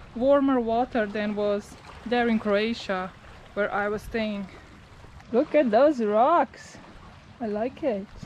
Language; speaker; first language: English; non-native, learner; Slovenian